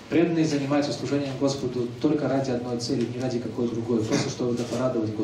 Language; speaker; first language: Russian; native; Russian